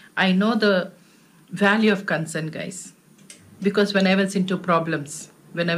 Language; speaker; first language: English; non-native, local second language; Telugu